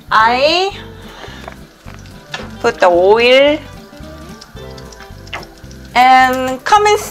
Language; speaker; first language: English; non-native, learner; Korean